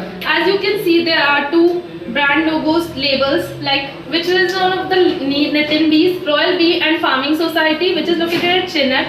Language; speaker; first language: English; non-native, local second language; Hindi